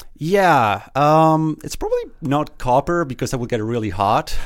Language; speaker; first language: English; early bilingual, other home language; Spanish